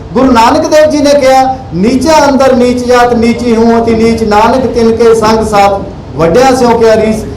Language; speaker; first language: Hindi; non-native, local second language; Punjabi